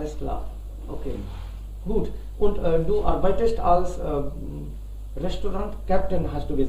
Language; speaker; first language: German; non-native, fluent; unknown